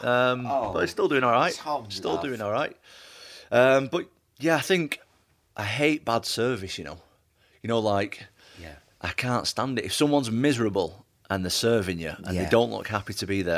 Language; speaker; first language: English; native; English